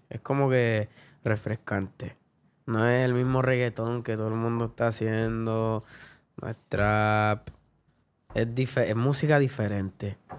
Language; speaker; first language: Spanish; early bilingual, other home language; English